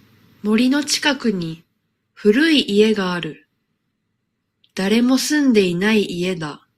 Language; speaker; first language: Japanese; non-native, learner; Indonesian